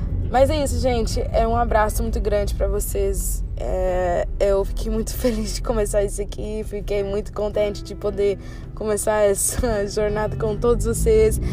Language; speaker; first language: Portuguese; non-native, fluent; English